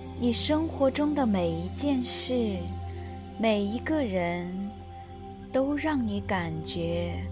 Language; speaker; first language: Chinese; native; Chinese